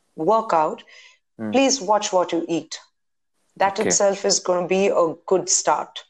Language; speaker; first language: English; non-native, local second language; Hindi